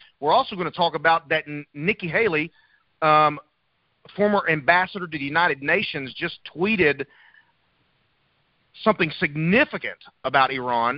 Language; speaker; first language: English; native; English